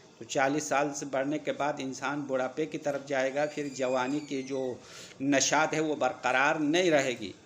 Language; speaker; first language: Urdu; non-native, local second language; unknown